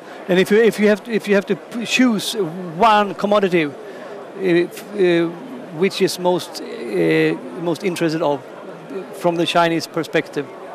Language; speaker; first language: English; non-native, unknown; Swedish